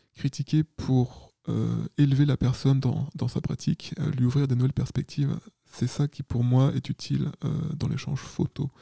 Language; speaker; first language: French; native; French